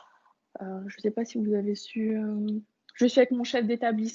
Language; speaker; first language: French; native; French